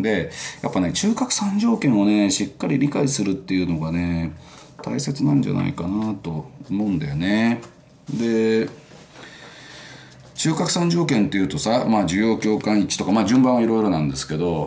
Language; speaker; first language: Japanese; native; Japanese